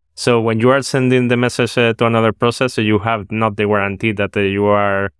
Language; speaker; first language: English; non-native, fluent; Spanish